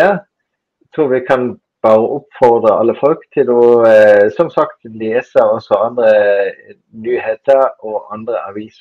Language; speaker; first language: Norwegian; non-native, fluent; German